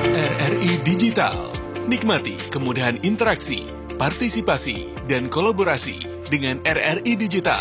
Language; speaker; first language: Indonesian; native; Indonesian